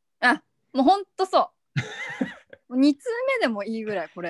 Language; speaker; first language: Japanese; native; Japanese